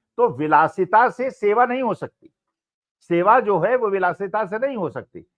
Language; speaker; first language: Hindi; native; Hindi